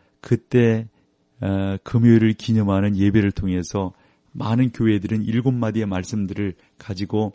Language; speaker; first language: Korean; native; Korean